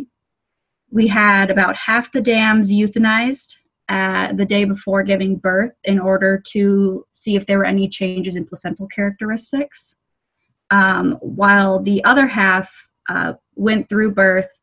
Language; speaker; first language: English; native; English